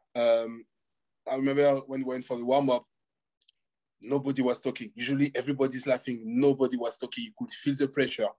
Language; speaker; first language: English; non-native, fluent; French